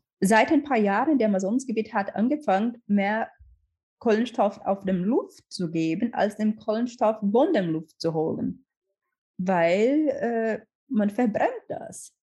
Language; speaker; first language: German; non-native, learner; Portuguese